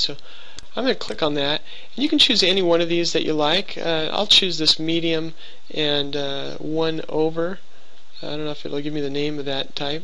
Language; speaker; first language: English; native; English